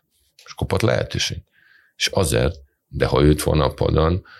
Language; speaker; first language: Hungarian; non-native, fluent; Serbian